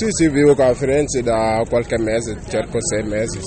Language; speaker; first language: Italian; non-native, learner; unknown